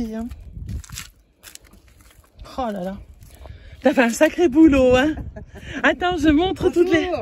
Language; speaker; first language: French; native; French